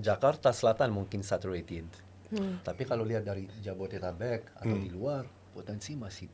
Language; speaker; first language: Indonesian; non-native, learner; French